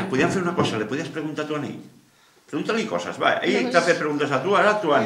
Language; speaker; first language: Catalan; native; Catalan